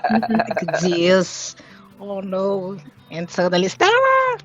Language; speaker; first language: English; non-native, learner; Portuguese